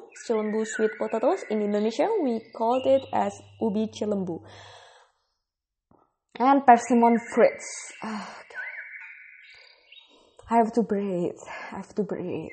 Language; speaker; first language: English; non-native, fluent; Indonesian